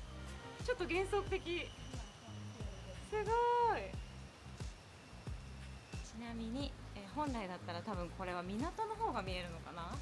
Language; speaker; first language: Japanese; native; Japanese